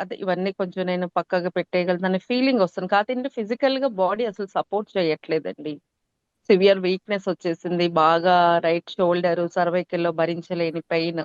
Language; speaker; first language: Telugu; native; Telugu